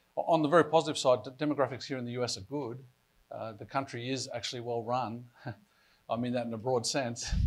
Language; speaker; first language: English; native; English